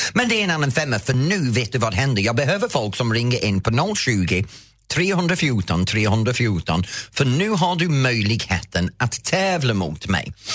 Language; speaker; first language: Swedish; non-native, fluent; English